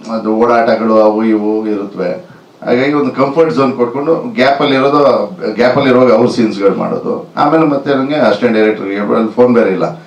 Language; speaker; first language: Kannada; native; Kannada